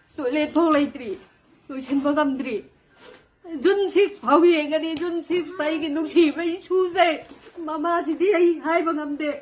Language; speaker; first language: Manipuri; native; Manipuri